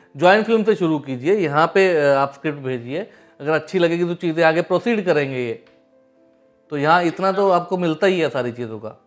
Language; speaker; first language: Hindi; native; Hindi